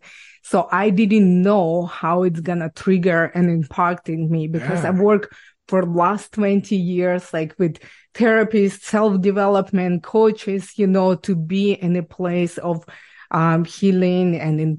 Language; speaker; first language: English; non-native, fluent; Ukrainian